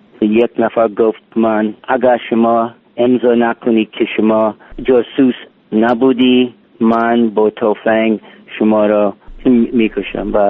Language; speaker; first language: Persian; non-native, learner; English